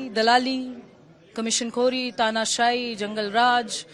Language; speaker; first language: Hindi; native; Hindi